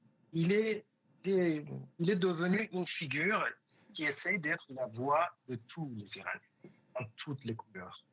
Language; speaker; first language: French; non-native, fluent; Persian